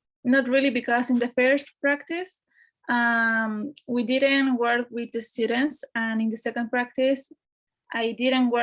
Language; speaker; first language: English; non-native, fluent; Spanish